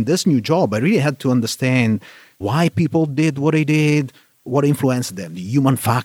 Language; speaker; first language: English; non-native, fluent; Italian